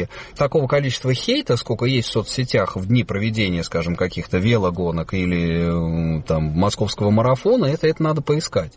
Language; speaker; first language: Russian; native; Russian